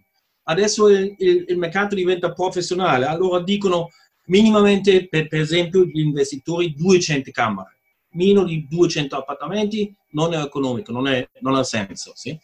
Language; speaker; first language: Italian; non-native, fluent; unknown